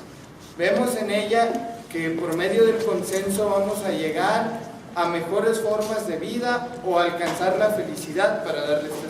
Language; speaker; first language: Spanish; native; Spanish